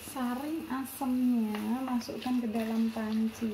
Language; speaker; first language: Indonesian; non-native, local second language; Javanese